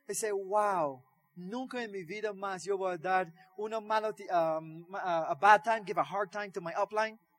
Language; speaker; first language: Spanish; non-native, learner; English